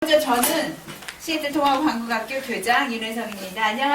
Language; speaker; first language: Korean; native; Korean